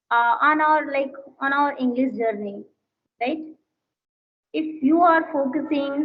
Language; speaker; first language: English; non-native, learner; Hindi